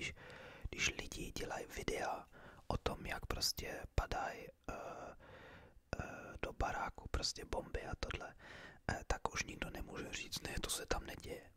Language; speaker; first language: Czech; early bilingual, heritage; English